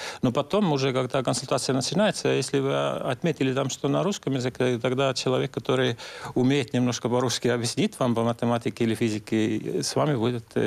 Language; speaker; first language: Russian; non-native, local second language; Estonian